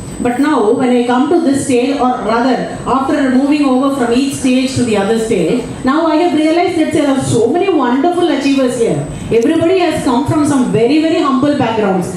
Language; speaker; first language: English; non-native, local second language; Telugu